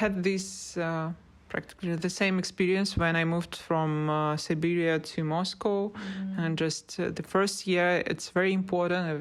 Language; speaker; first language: English; non-native, learner; Russian